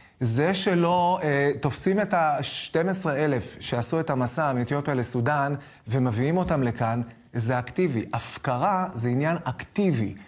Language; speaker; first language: Hebrew; native; Hebrew